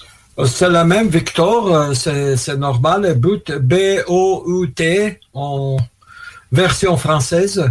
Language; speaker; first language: French; non-native, learner; Russian